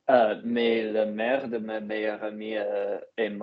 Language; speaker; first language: French; non-native, learner; English